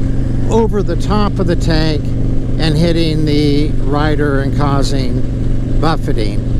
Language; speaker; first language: English; native; English